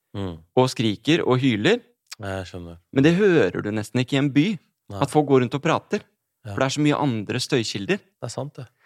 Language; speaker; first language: Norwegian; native; Norwegian